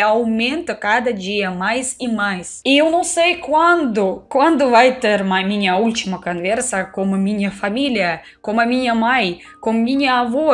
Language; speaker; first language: Portuguese; non-native, fluent; Russian